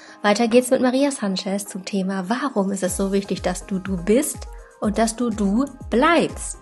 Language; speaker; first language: German; native; German